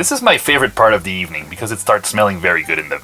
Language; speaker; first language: English; non-native, local second language; French